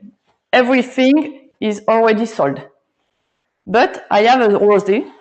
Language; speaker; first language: English; non-native, learner; French